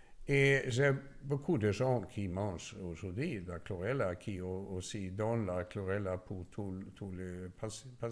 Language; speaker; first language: French; non-native, learner; Swedish